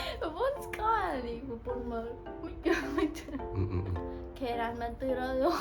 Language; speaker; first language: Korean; non-native, learner; Khmer